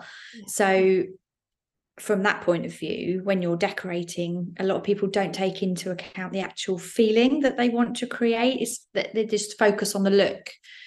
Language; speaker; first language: English; native; English